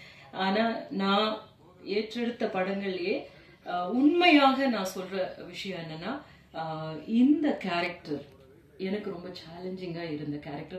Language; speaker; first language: Tamil; native; Tamil